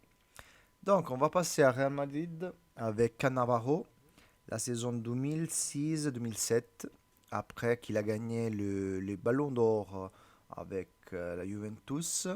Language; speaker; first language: French; non-native, learner; Italian